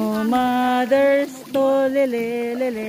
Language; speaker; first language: English; non-native, local second language; Filipino